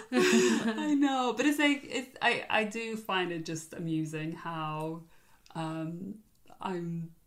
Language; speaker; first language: English; non-native, fluent; Polish